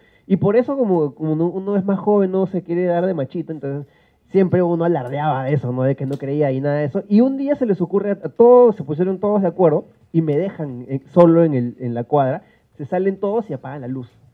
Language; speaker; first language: Spanish; native; Spanish